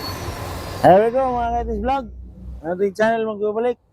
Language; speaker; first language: Filipino; non-native, local second language; Cebuano